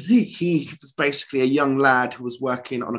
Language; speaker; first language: English; native; English